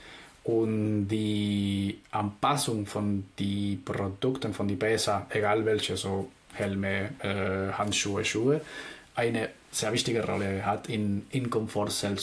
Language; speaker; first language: German; non-native, fluent; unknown